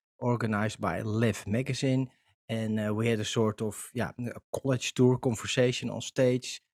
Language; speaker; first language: English; non-native, fluent; Dutch